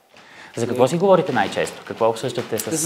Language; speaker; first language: Bulgarian; native; Bulgarian